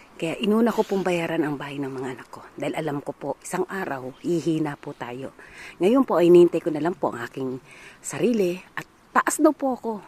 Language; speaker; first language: Filipino; native; Filipino